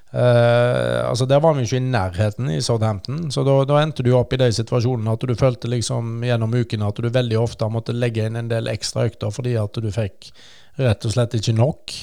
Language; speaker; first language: Norwegian; native; Norwegian